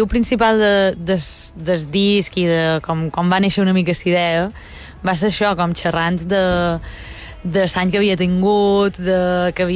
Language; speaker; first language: Catalan; native; Catalan